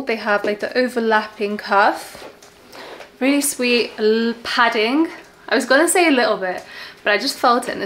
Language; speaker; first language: English; native; English